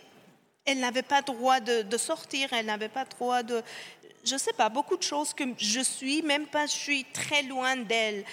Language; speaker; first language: French; non-native, fluent; Persian